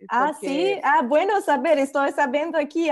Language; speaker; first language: Spanish; non-native, learner; Portuguese